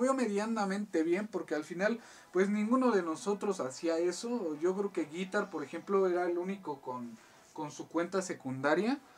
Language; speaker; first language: Spanish; native; Spanish